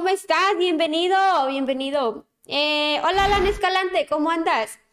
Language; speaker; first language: Spanish; native; Spanish